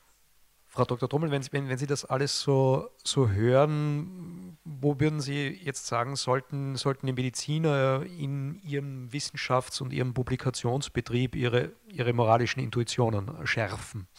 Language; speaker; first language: German; native; German